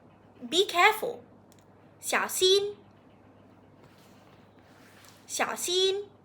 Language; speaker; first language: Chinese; non-native, fluent; Sinhala